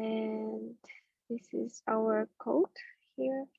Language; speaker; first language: English; non-native, fluent; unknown